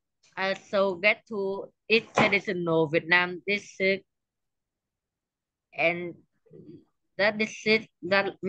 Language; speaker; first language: English; non-native, learner; Vietnamese